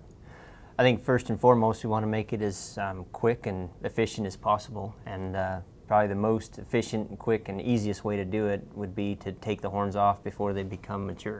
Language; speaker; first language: English; native; English